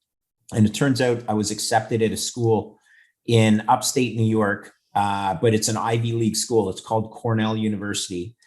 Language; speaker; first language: English; native; English